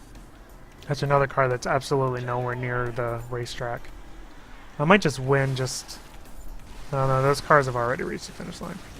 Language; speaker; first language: English; native; English